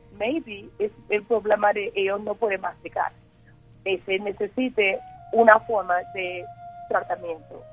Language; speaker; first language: Spanish; non-native, learner; English